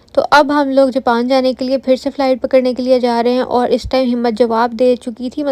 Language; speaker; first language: Urdu; native; Urdu